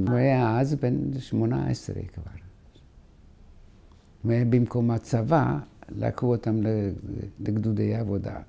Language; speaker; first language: Hebrew; non-native, fluent; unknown